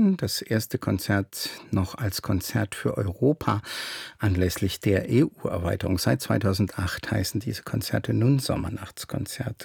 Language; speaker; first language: German; native; German